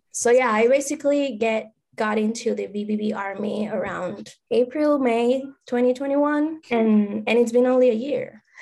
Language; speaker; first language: English; non-native, fluent; Spanish